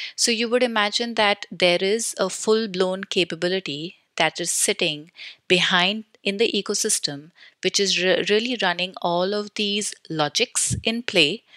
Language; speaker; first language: English; non-native, local second language; Hindi